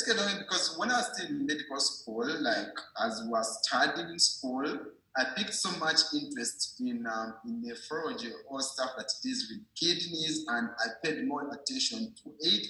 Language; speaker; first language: English; non-native, local second language; Ganda